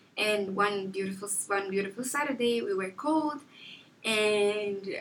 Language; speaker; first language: English; non-native, fluent; Portuguese